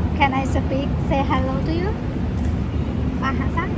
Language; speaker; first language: English; non-native, learner; Thai